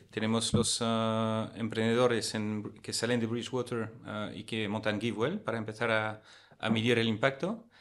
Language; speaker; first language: Spanish; non-native, fluent; French